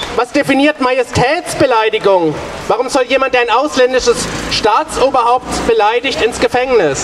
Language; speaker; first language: German; native; German